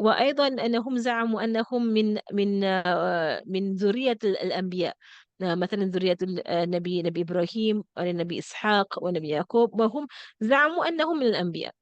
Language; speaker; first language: Arabic; non-native, fluent; English